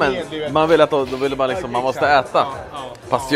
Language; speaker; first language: Swedish; native; Swedish